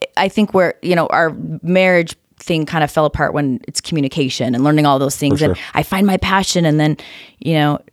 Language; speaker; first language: English; native; English